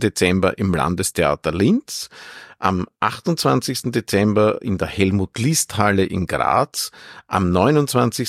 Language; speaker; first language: German; native; German